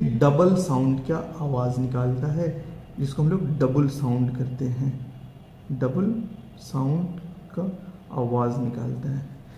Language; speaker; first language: Hindi; native; Hindi